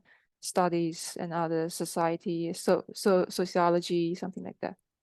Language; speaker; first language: English; non-native, fluent; Chinese